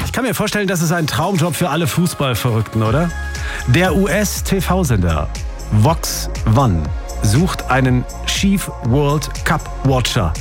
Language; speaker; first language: German; native; German